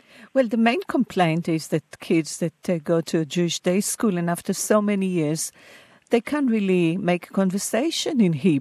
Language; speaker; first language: English; non-native, fluent; Hebrew